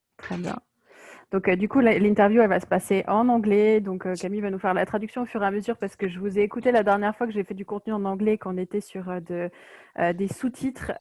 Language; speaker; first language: French; native; French